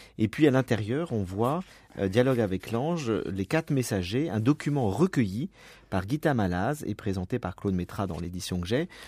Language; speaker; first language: French; native; French